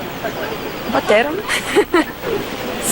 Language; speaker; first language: Portuguese; non-native, fluent; Russian